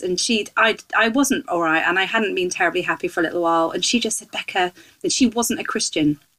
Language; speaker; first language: English; native; English